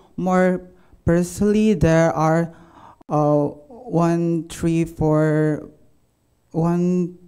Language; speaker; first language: English; non-native, learner; Indonesian